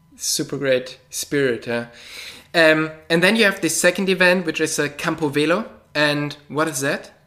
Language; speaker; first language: English; non-native, fluent; German